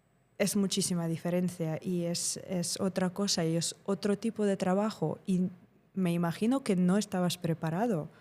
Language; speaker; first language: Spanish; non-native, fluent; Ukrainian